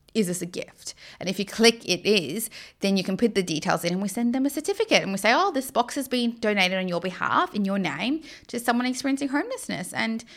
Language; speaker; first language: English; native; English